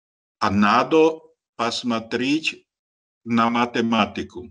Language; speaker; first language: Russian; non-native, learner; Slovak